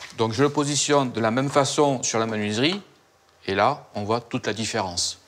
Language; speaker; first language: French; native; French